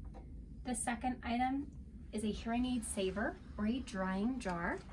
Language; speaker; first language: English; native; English